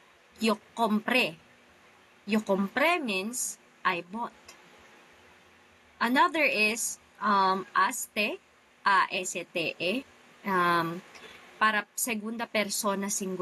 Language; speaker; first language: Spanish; non-native, fluent; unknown